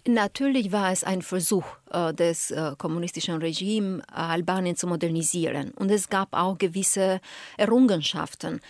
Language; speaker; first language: German; non-native, fluent; Albanian